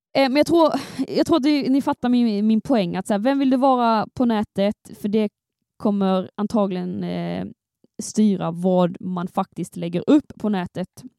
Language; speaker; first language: Swedish; native; Swedish